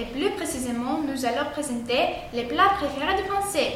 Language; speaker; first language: French; non-native, learner; Greek